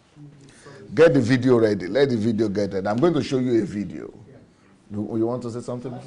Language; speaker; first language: English; non-native, local second language; Yoruba